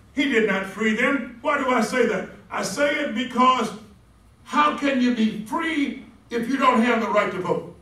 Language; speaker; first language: English; native; English